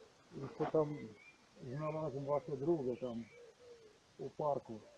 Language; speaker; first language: Polish; non-native, learner; Slovenian